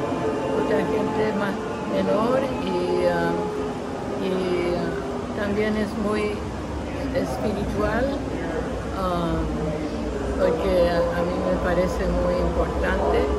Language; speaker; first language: Spanish; non-native, local second language; English